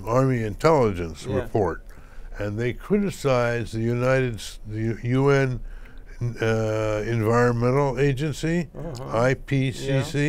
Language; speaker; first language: English; native; English